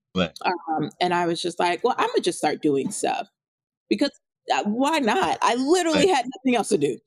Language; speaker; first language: English; native; English